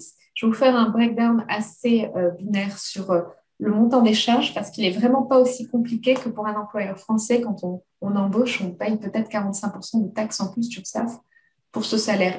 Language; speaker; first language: French; native; French